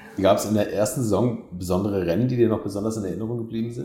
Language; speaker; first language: German; native; German